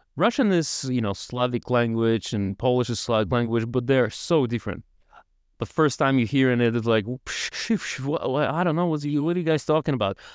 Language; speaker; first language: English; non-native, learner; Russian